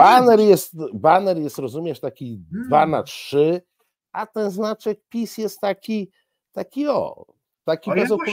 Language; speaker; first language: Polish; native; Polish